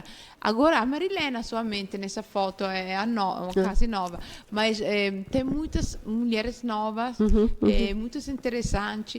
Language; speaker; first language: Portuguese; non-native, fluent; Italian